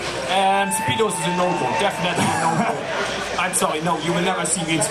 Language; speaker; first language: English; non-native, fluent; German